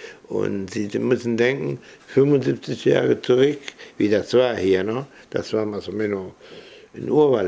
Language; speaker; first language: German; early bilingual, heritage; German